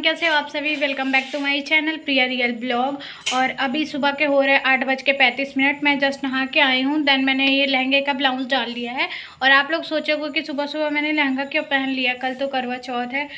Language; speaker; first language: Hindi; native; Hindi